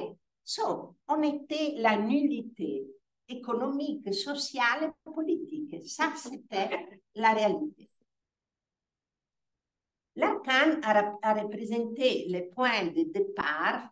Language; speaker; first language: French; non-native, fluent; Italian